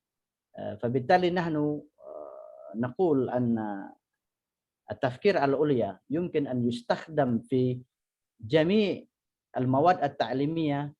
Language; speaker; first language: Arabic; non-native, fluent; Indonesian